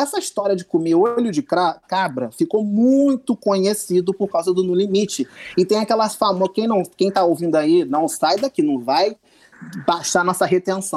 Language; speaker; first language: Portuguese; native; Portuguese